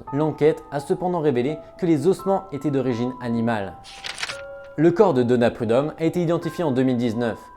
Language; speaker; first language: French; native; French